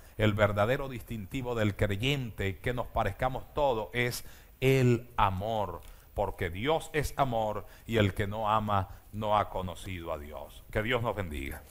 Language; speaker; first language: Spanish; native; Spanish